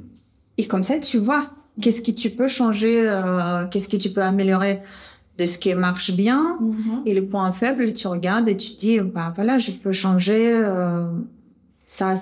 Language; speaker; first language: French; non-native, fluent; Russian